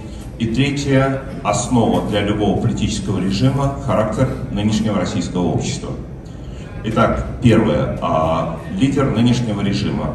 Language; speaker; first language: Russian; native; Russian